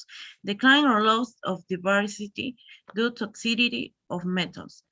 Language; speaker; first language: English; non-native, learner; Spanish